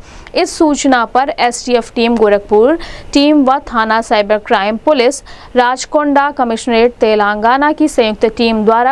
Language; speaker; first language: Hindi; native; Hindi